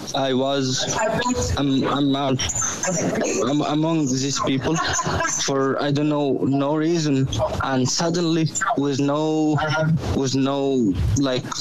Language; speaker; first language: English; non-native, learner; Arabic